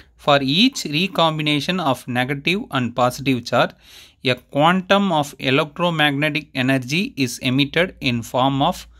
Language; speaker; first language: English; non-native, local second language; Tamil